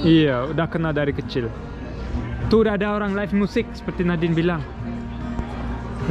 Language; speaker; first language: Indonesian; early bilingual, heritage; German